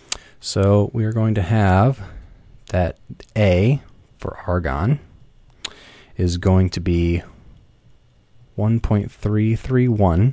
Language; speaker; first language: English; native; English